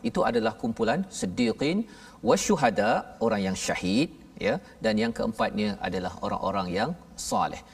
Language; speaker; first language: Malay; native; Malay